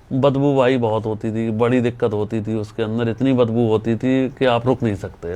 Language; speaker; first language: Hindi; native; Hindi